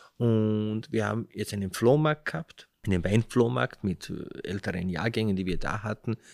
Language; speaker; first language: German; early bilingual, other home language; Slovenian